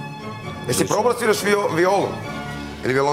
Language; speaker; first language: Serbian; native; Serbian